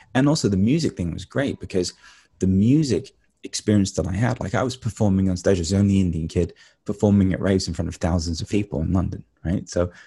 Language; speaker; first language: English; native; English